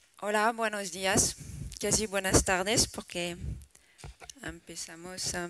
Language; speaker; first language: Spanish; non-native, fluent; French